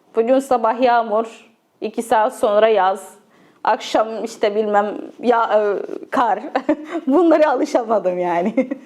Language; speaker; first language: Turkish; non-native, fluent; Arabic